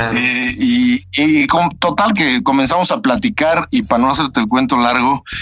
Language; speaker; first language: Spanish; native; Spanish